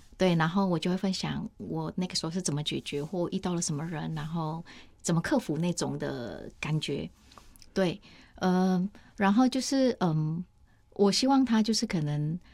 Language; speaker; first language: Chinese; non-native, fluent; Vietnamese